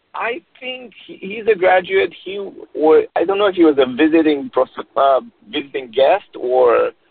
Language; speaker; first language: English; non-native, fluent; Romanian